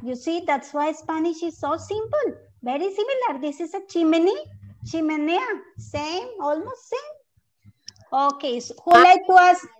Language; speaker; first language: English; non-native, fluent; Spanish